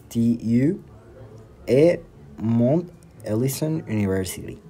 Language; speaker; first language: French; non-native, learner; Spanish